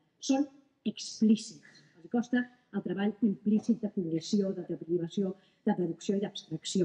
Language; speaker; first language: Catalan; native; Catalan